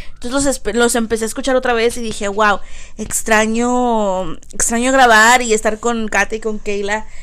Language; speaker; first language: Spanish; early bilingual, heritage; Spanish